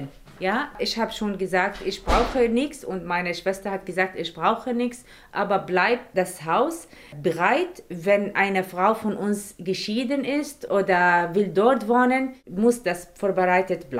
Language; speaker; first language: German; non-native, learner; Arabic